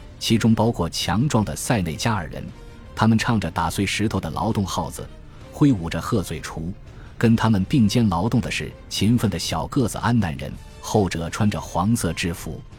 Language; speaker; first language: Chinese; native; Chinese